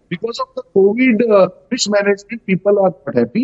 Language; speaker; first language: English; non-native, local second language; Gujarati